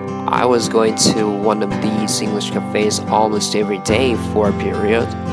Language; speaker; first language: English; non-native, fluent; Japanese